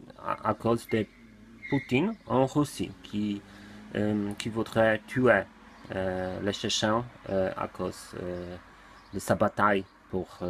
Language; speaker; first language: French; non-native, learner; Polish